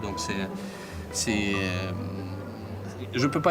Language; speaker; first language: French; non-native, fluent; Russian